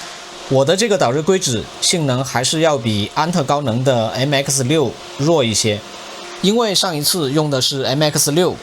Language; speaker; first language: Chinese; native; Chinese